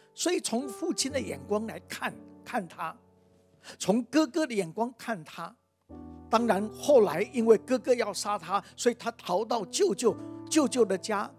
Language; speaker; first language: Chinese; native; Chinese